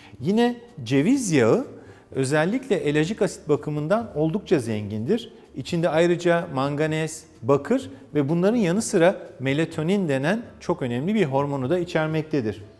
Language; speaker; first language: Turkish; native; Turkish